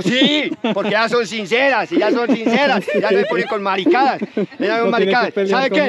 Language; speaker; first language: Spanish; native; Spanish